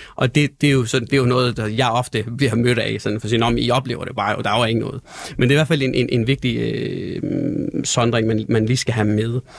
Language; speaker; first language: Danish; early bilingual, other home language; Persian